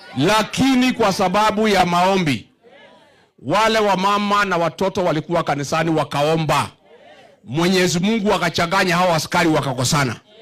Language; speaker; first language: Swahili; non-native, local second language; Kikuyu